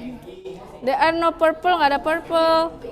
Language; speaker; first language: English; non-native, fluent; Indonesian